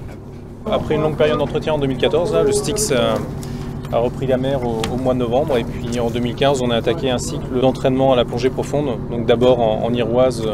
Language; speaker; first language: French; native; French